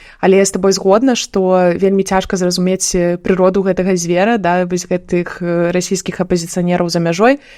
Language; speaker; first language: Belarusian; non-native, local second language; Russian